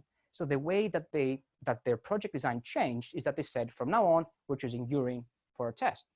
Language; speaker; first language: English; non-native, fluent; Greek